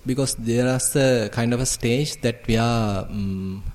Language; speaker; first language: English; non-native, local second language; Sinhala